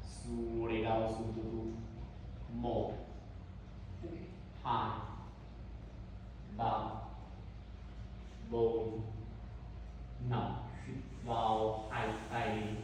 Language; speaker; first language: Vietnamese; non-native, learner; Indonesian